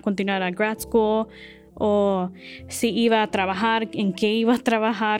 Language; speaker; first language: Spanish; early bilingual, heritage; Spanish